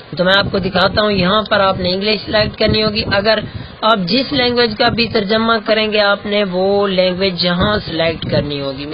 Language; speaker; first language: Urdu; non-native, local second language; Saraiki